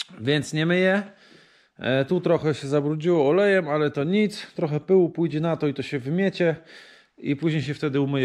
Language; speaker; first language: Polish; native; Polish